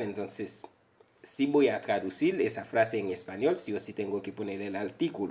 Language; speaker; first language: Spanish; non-native, fluent; Haitian Creole